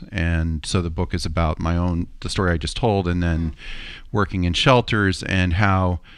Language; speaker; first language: English; native; English